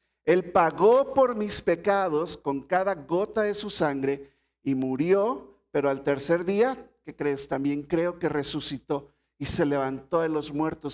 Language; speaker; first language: Spanish; native; Spanish